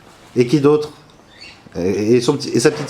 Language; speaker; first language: French; native; French